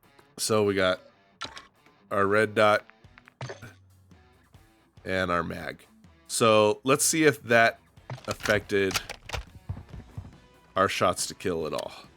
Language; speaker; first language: English; native; English